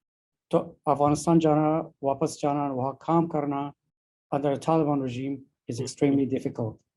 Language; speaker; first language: Hindi; non-native, learner; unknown